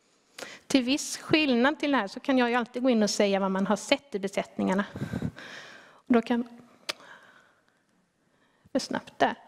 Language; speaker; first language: Swedish; native; Swedish